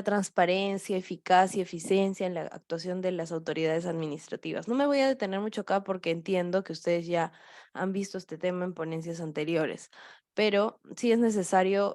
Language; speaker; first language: Spanish; native; Spanish